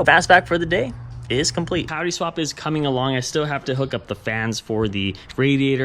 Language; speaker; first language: English; native; English